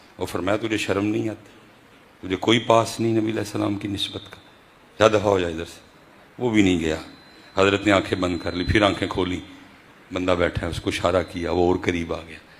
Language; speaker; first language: Urdu; non-native, local second language; Punjabi